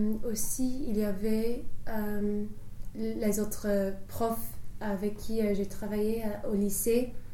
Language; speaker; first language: French; non-native, fluent; English